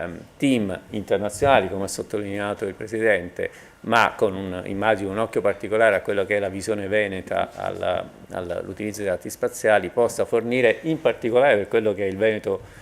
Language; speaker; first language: Italian; native; Italian